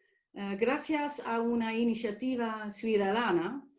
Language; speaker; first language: Spanish; non-native, fluent; Dutch